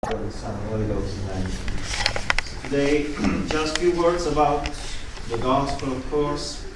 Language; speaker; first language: English; non-native, fluent; Italian